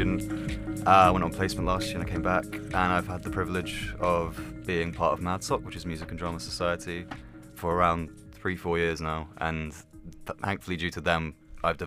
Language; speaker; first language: English; native; English